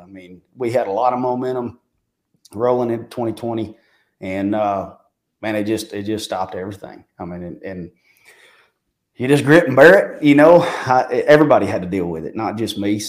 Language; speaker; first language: English; native; English